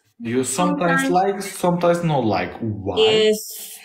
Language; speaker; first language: English; non-native, learner; Albanian